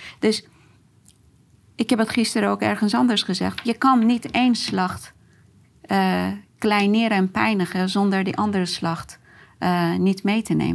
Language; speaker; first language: Dutch; non-native, fluent; Persian